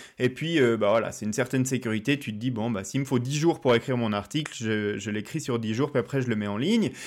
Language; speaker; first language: French; native; French